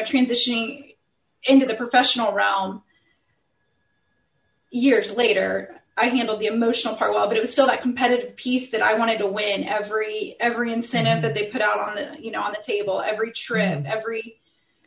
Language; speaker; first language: English; native; English